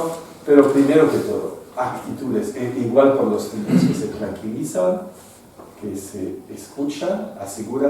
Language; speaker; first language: Spanish; non-native, fluent; French